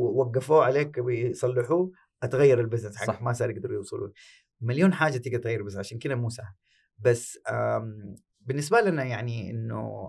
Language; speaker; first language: Arabic; native; Arabic